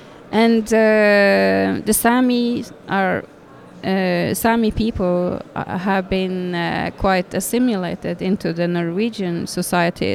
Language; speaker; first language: English; non-native, fluent; Norwegian